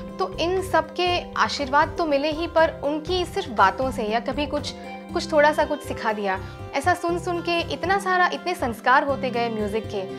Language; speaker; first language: Hindi; non-native, local second language; Gujarati